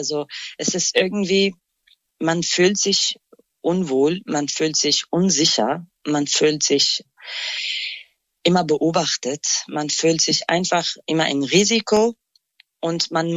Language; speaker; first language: German; non-native, fluent; Kurdish